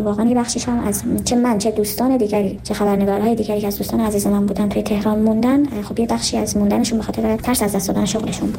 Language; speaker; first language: Persian; non-native, local second language; Kurdish